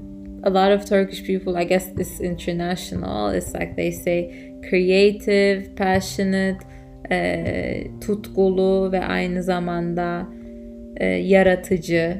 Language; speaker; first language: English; non-native, fluent; Turkish